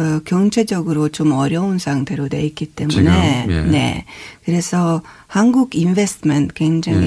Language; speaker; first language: Korean; non-native, fluent; Hungarian